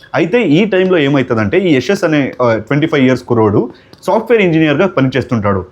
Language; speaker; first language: Telugu; non-native, local second language; Kannada